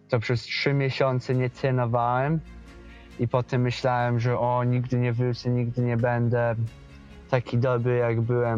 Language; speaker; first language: Polish; early bilingual, heritage; Polish